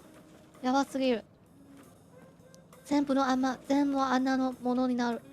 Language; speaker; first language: Japanese; non-native, fluent; Chinese